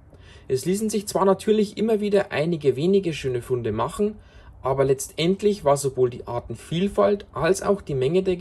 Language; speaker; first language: German; native; German